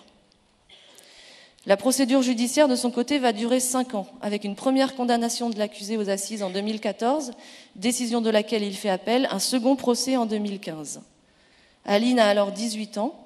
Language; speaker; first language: French; native; French